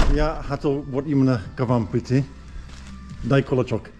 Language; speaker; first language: Russian; non-native, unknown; English